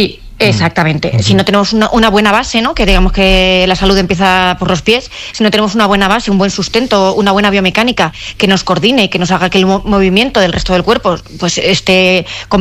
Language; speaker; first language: Spanish; native; Spanish